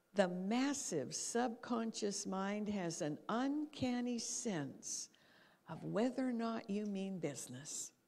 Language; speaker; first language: English; native; English